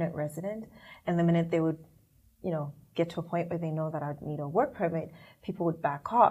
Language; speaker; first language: English; non-native, local second language; Shona